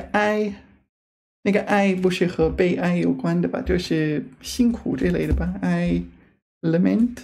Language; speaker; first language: Chinese; non-native, fluent; English